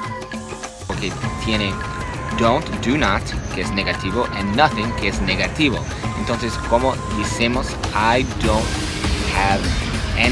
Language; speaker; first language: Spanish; non-native, fluent; English